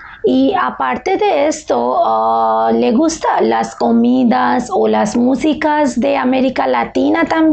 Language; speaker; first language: Spanish; non-native, learner; Bangla